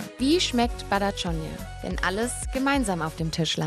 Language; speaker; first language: German; native; German